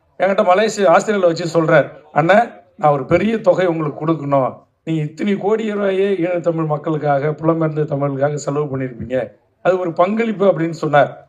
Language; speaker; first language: Tamil; native; Tamil